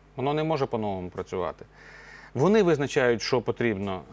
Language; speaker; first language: Ukrainian; native; Ukrainian